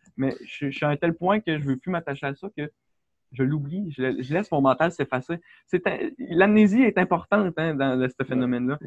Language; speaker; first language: French; native; French